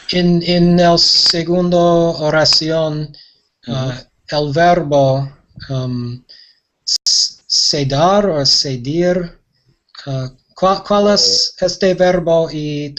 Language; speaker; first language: Spanish; non-native, learner; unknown